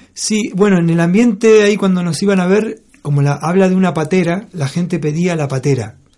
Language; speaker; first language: Spanish; native; Spanish